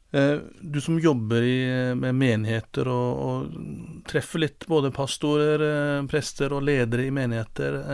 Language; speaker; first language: Norwegian; native; Norwegian